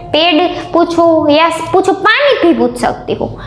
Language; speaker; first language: Hindi; non-native, local second language; Gujarati